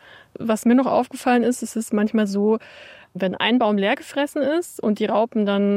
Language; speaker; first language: German; native; German